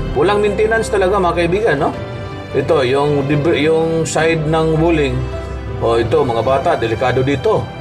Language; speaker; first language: Filipino; non-native, local second language; Cebuano